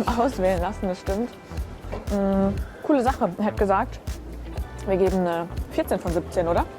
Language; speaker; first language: German; native; German